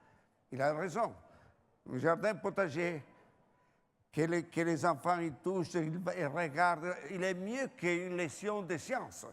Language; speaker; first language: French; non-native, fluent; Italian